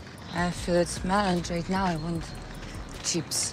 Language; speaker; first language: English; non-native, learner; Russian